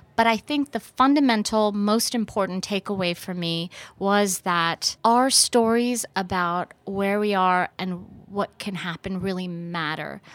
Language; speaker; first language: English; early bilingual, other home language; Persian